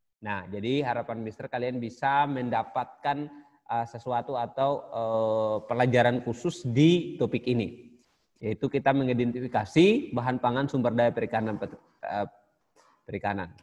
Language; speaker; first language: Indonesian; native; Indonesian